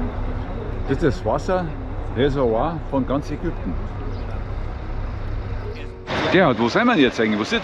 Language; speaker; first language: German; native; German